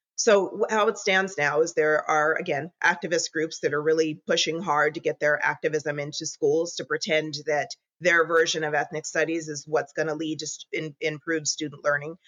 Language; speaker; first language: English; native; English